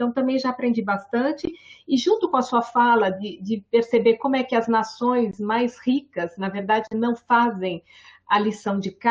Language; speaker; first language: Portuguese; native; Portuguese